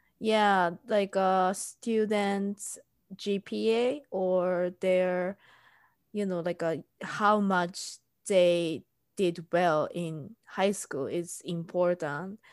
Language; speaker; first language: English; non-native, fluent; Japanese